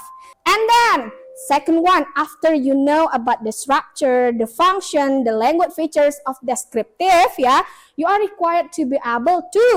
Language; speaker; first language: English; non-native, fluent; Indonesian